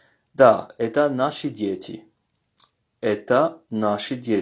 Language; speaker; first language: Russian; non-native, learner; French